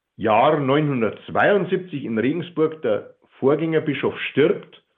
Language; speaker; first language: German; native; German